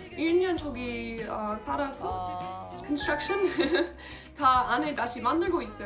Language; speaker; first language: Korean; non-native, fluent; English